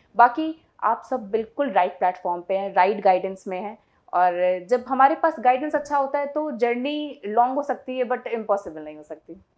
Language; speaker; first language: Hindi; native; Hindi